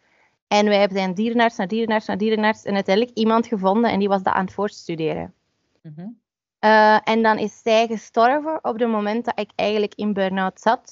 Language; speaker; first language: Dutch; native; Dutch